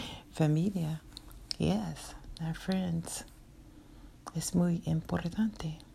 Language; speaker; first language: Spanish; non-native, learner; English